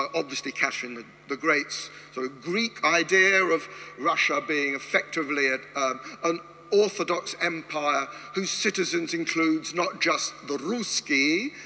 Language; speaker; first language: English; native; English